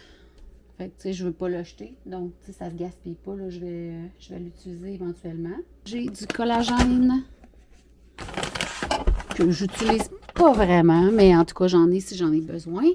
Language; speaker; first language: French; native; French